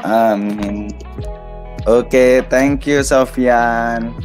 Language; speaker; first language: English; non-native, fluent; Indonesian